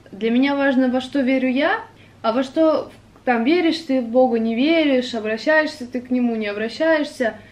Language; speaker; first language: Russian; native; Russian